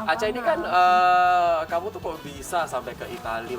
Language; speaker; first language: Indonesian; native; Indonesian